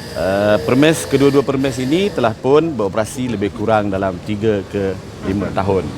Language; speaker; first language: Malay; native; Malay